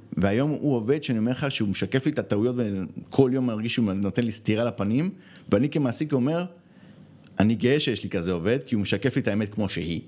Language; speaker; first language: Hebrew; early bilingual, other home language; Spanish